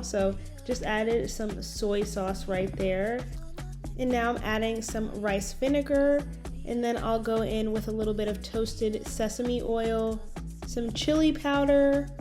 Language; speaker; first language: English; native; English